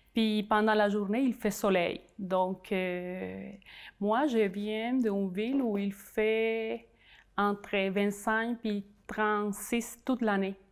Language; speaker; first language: French; non-native, fluent; Spanish